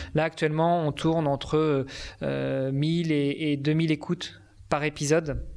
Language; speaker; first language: French; native; French